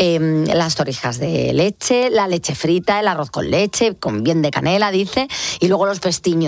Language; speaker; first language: Spanish; native; Spanish